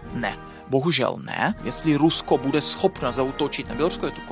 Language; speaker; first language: Czech; non-native, fluent; Belarusian